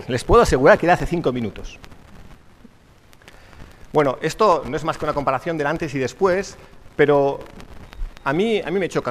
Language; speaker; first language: Spanish; native; Spanish